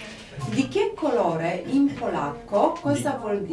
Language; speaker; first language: Italian; non-native, fluent; Polish